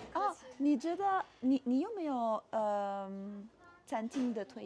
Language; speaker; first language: Chinese; non-native, learner; French